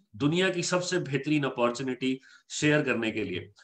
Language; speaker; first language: Hindi; native; Hindi